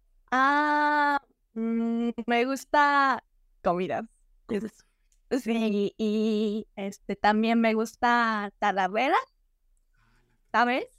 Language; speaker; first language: Spanish; non-native, learner; Japanese